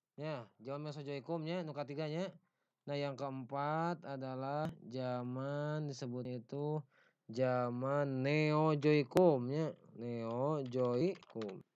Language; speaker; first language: Indonesian; non-native, local second language; Sundanese